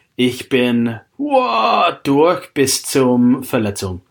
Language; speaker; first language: German; non-native, fluent; English